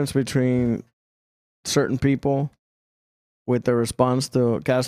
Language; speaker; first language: English; native; English